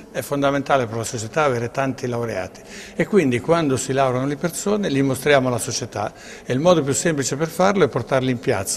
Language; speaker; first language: Italian; native; Italian